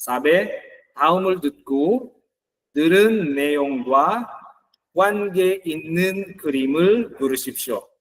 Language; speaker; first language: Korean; non-native, fluent; Filipino